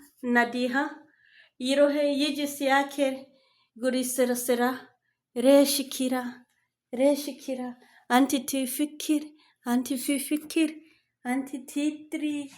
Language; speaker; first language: Arabic; non-native, learner; Kinyarwanda